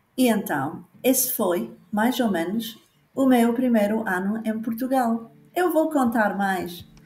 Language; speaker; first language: Portuguese; non-native, fluent; English